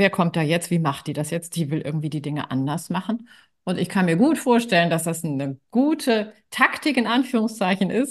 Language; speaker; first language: German; native; German